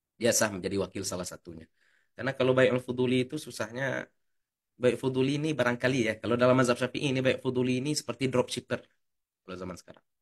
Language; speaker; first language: Indonesian; non-native, local second language; Minangkabau